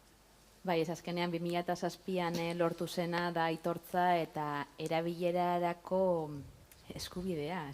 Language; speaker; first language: Basque; native; Basque